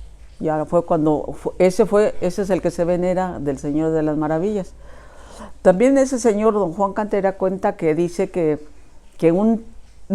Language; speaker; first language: Spanish; native; Spanish